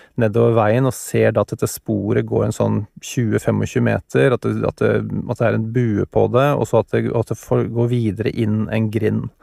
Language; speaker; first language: Norwegian; native; Norwegian